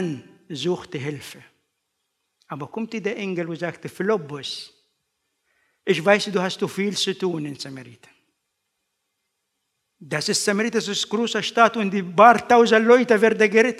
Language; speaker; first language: German; non-native, learner; Arabic